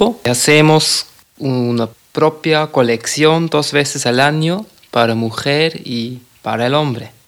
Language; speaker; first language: Spanish; non-native, fluent; German